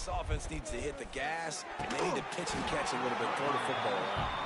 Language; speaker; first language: English; native; English